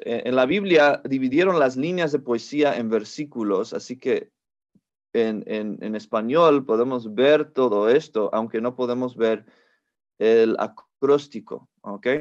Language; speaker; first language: Spanish; non-native, fluent; English